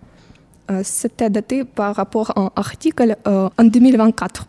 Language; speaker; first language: French; non-native, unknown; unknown